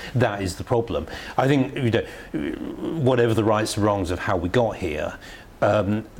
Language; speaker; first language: English; native; English